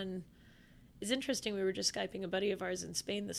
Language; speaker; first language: English; native; English